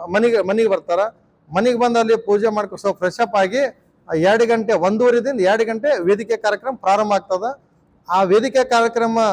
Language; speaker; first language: Kannada; non-native, local second language; Lambadi